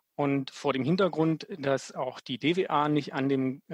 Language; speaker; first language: German; native; German